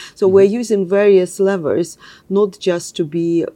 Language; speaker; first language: English; non-native, fluent; Russian